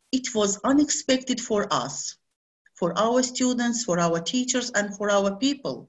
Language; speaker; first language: English; non-native, learner; Azerbaijani